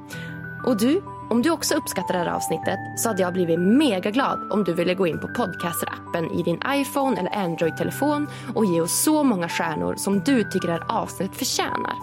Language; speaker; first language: Swedish; native; Swedish